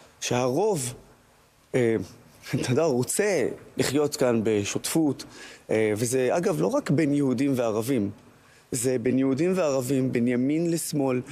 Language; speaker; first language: Hebrew; non-native, local second language; Arabic